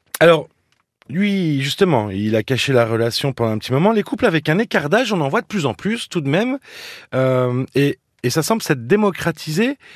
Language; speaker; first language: French; native; French